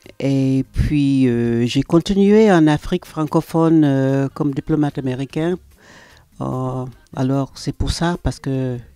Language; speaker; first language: French; non-native, fluent; English